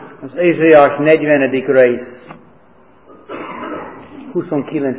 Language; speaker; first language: Hungarian; non-native, learner; English